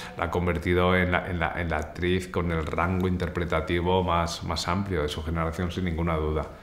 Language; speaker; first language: Spanish; native; Spanish